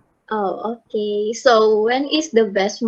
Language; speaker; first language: English; non-native, fluent; Indonesian